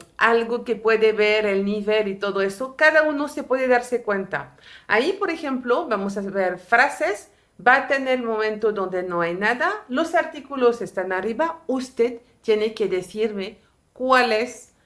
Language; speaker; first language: Spanish; non-native, fluent; French